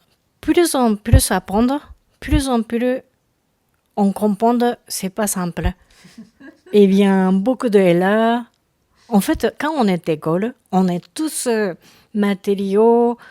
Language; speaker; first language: French; non-native, learner; Japanese